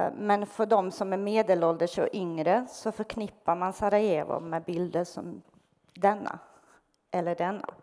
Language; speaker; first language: Swedish; non-native, fluent; Bosnian